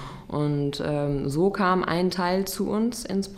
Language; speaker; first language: German; native; German